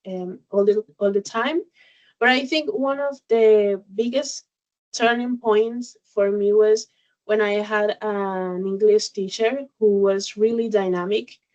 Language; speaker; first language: English; non-native, learner; Spanish